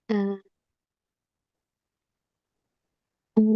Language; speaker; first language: Arabic; non-native, learner; Indonesian